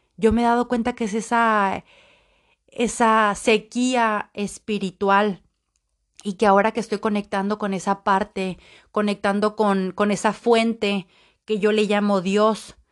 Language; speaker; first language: Spanish; native; Spanish